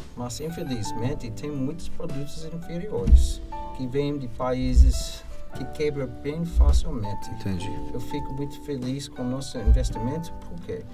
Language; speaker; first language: Portuguese; non-native, fluent; English